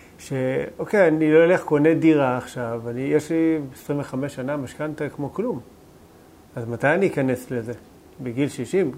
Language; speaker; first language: Hebrew; native; Hebrew